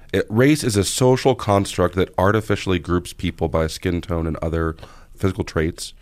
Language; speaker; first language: English; native; English